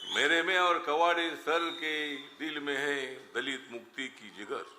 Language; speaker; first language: Hindi; non-native, local second language; Marathi